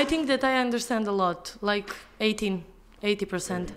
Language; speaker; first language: English; non-native, fluent; Serbian